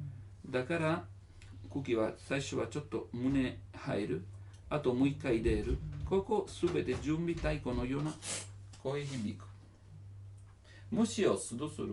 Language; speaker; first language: Japanese; non-native, learner; Italian